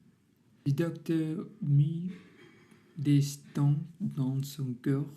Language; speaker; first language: French; non-native, learner; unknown